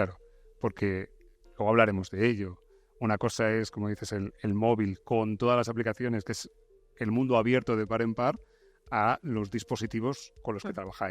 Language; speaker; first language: Spanish; native; Spanish